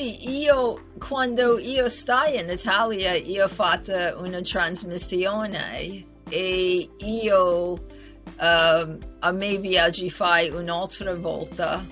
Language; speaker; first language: Italian; non-native, learner; English